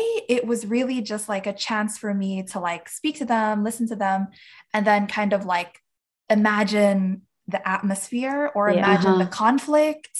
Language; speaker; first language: English; native; English